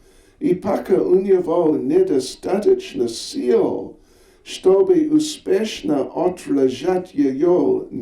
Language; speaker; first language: Russian; non-native, learner; English